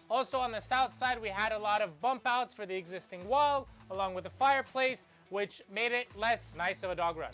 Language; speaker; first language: English; native; English